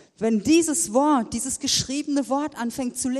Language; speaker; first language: German; native; German